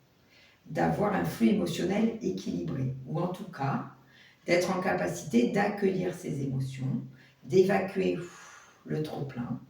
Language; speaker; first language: French; native; French